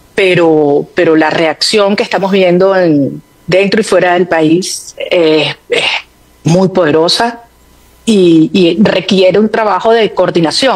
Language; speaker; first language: Spanish; native; Spanish